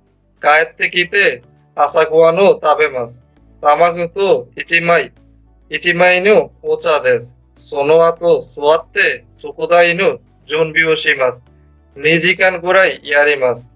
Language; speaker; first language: Japanese; non-native, learner; Bangla